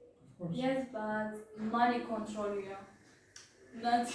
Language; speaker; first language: English; non-native, learner; Turkish